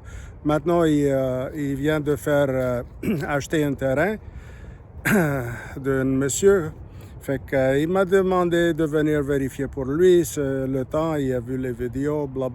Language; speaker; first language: French; non-native, local second language; English